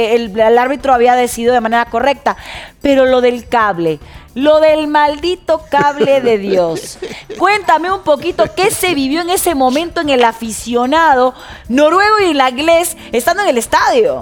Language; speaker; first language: Spanish; native; Spanish